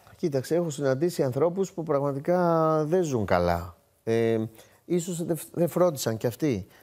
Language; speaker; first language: Greek; native; Greek